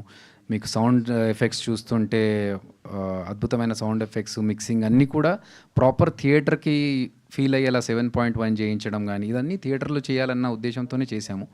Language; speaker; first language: Telugu; native; Telugu